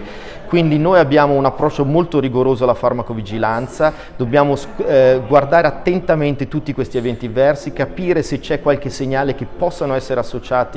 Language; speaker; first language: Italian; native; Italian